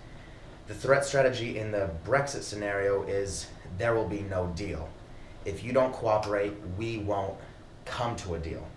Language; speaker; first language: English; native; English